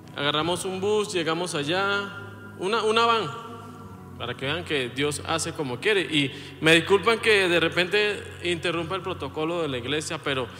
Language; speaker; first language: Spanish; native; Spanish